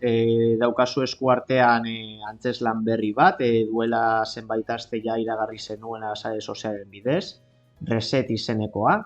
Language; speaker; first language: Basque; native; Basque